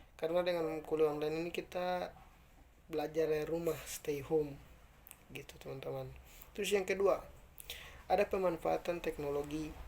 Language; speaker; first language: Indonesian; native; Indonesian